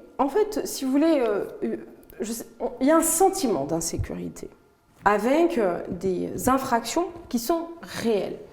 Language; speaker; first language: French; non-native, local second language; Arabic